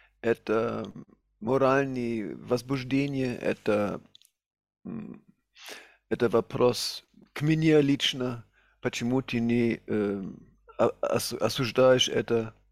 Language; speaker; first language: Russian; non-native, fluent; German